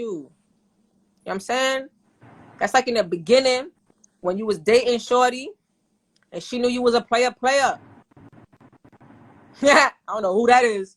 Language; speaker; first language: English; native; English